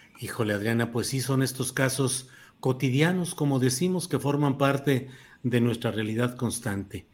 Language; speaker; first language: Spanish; native; Spanish